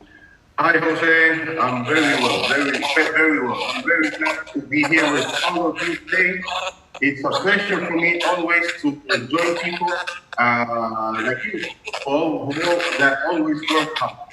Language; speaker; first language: English; non-native, fluent; Spanish